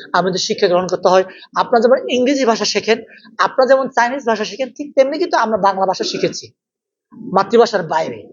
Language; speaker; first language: Bangla; non-native, local second language; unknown